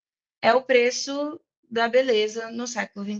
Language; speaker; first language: Portuguese; non-native, fluent; English